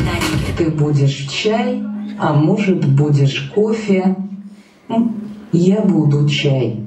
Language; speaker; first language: Russian; non-native, learner; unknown